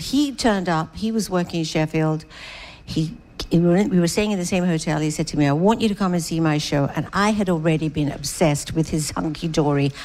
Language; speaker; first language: English; native; English